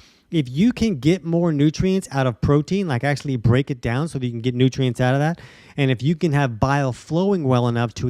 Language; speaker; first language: English; native; English